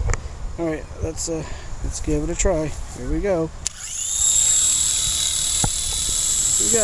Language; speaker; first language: English; native; English